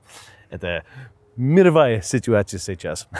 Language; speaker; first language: Russian; non-native, learner; English